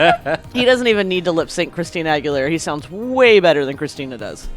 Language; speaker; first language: English; native; English